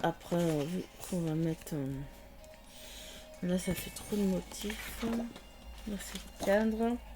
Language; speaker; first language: French; native; French